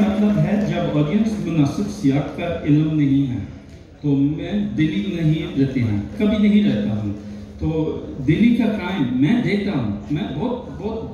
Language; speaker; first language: Hindi; non-native, learner; English